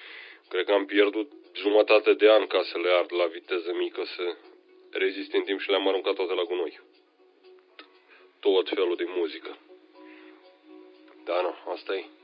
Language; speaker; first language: Romanian; native; Romanian